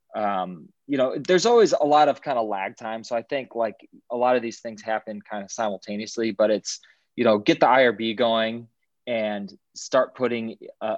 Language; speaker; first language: English; native; English